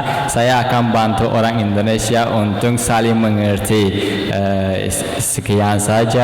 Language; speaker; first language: Indonesian; non-native, learner; Azerbaijani